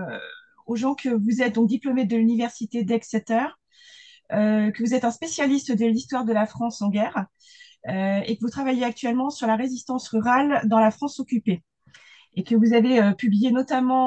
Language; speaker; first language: French; native; French